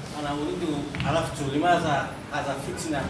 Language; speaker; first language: Arabic; non-native, learner; Malagasy